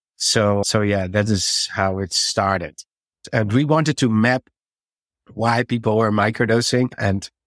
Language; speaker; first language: English; non-native, fluent; Dutch